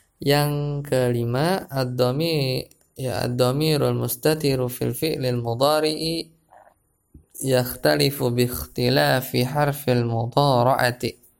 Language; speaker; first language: Arabic; non-native, fluent; Indonesian